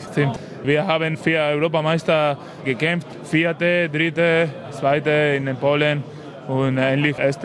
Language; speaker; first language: German; non-native, learner; Spanish